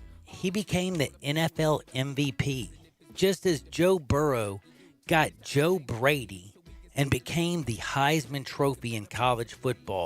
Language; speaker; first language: English; native; English